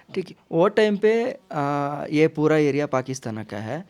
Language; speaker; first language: Hindi; non-native, local second language; Kannada